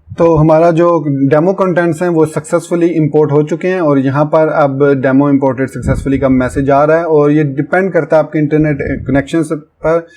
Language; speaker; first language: Urdu; non-native, local second language; Punjabi